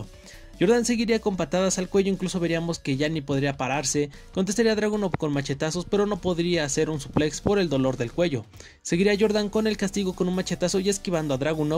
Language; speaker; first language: Spanish; native; Spanish